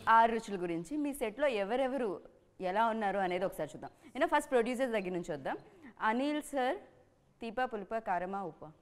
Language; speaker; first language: Telugu; native; Telugu